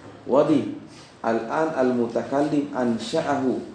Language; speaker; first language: Arabic; non-native, fluent; Indonesian